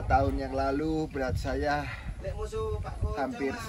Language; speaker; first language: Indonesian; native; Indonesian